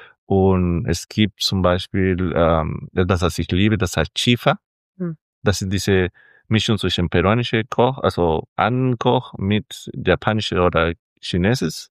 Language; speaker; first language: German; non-native, fluent; Spanish